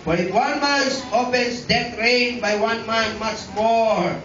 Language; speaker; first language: English; non-native, local second language; Filipino